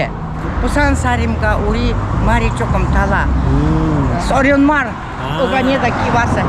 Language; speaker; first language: Korean; early bilingual, heritage; Korean